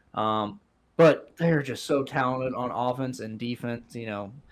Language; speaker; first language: English; native; English